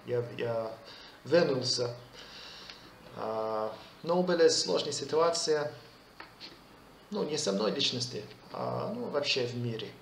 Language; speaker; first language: Russian; non-native, fluent; English